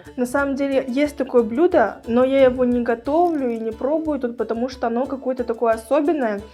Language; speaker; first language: Russian; native; Russian